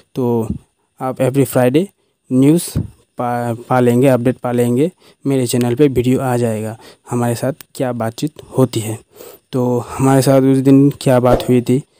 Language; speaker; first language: Hindi; native; Hindi